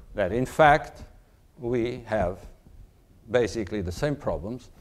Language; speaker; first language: English; non-native, fluent; Portuguese